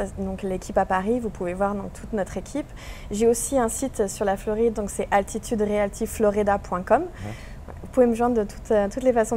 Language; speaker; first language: French; native; French